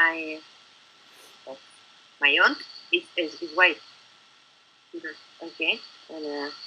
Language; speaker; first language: English; non-native, learner; Spanish